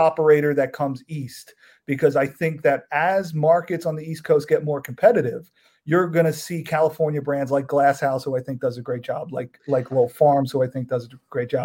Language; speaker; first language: English; native; English